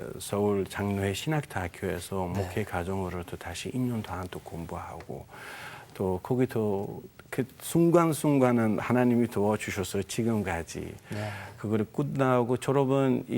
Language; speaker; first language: Korean; non-native, fluent; Persian